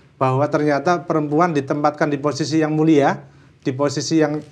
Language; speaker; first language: Indonesian; native; Indonesian